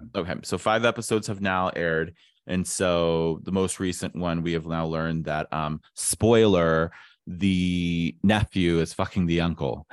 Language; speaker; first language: English; native; English